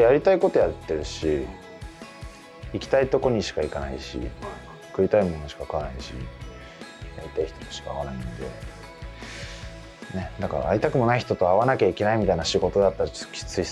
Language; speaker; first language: Japanese; native; Japanese